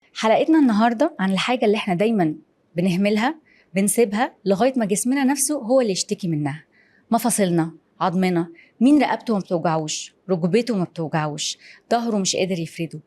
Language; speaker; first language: Arabic; native; Arabic